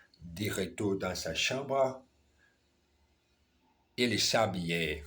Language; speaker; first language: French; non-native, learner; Portuguese